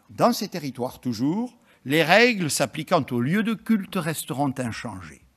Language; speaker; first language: French; native; French